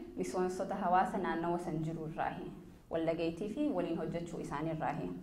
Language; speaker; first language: Oromo; early bilingual, heritage; Oromo